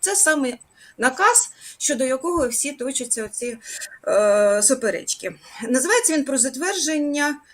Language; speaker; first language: Ukrainian; native; Ukrainian